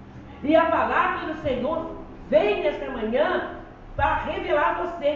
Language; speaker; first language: Portuguese; native; Portuguese